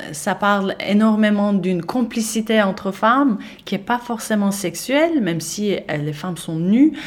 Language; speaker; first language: French; non-native, fluent; Persian